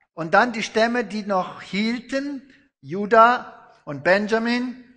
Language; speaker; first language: German; non-native, fluent; Afrikaans